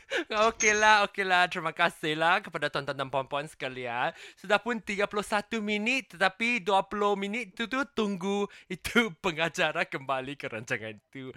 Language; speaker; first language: Malay; non-native, local second language; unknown